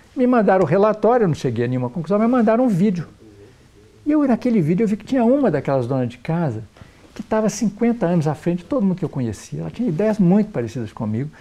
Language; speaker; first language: Portuguese; native; Portuguese